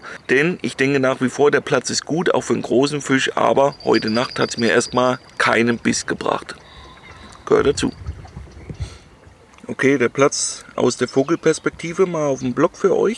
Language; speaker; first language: German; native; German